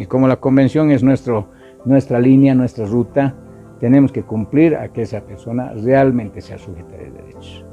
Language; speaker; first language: Spanish; native; Spanish